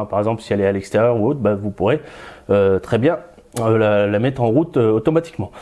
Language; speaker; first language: French; native; French